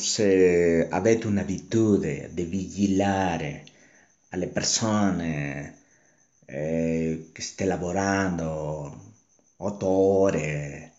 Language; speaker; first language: Italian; non-native, learner; Spanish